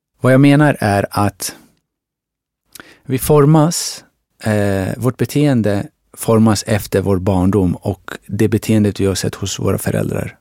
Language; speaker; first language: Swedish; early bilingual, other home language; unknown